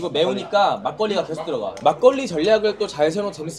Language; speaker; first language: Korean; native; Korean